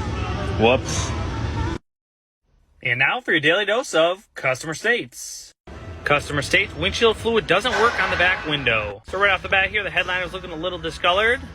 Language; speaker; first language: English; native; English